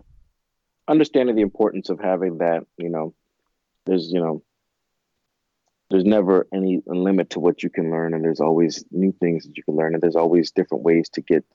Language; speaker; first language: English; native; English